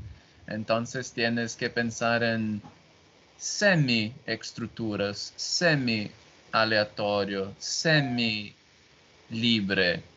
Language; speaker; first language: Spanish; non-native, learner; Portuguese